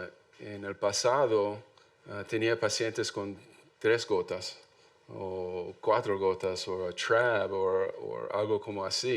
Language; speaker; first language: Spanish; non-native, learner; English